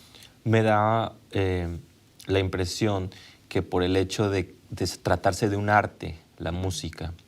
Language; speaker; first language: Spanish; native; Spanish